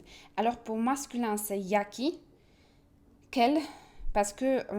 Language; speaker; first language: French; non-native, fluent; Polish